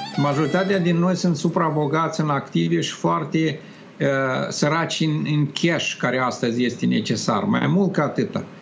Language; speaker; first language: Romanian; native; Romanian